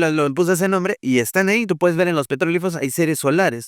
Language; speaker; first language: Spanish; native; Spanish